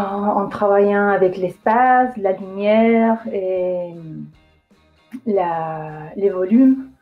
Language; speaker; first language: French; non-native, fluent; Spanish